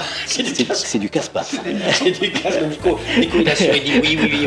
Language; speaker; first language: French; native; French